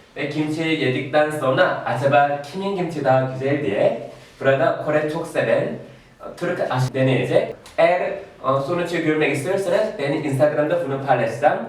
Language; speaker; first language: Turkish; non-native, fluent; Korean